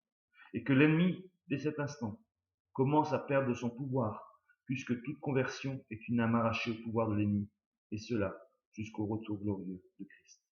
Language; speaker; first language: French; native; French